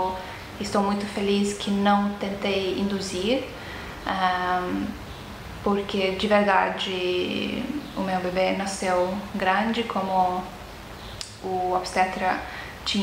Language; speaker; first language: Portuguese; non-native, fluent; Estonian